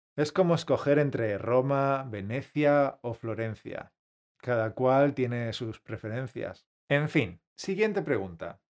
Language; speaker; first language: Spanish; native; Spanish